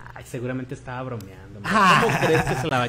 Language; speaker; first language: Spanish; native; Spanish